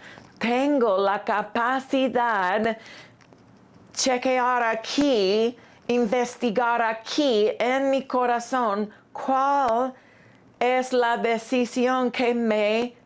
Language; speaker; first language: Spanish; non-native, fluent; English